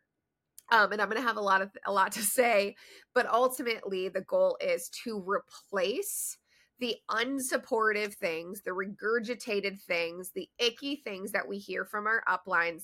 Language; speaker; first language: English; native; English